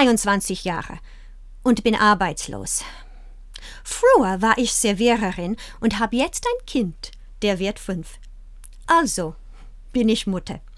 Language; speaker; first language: German; non-native, fluent; English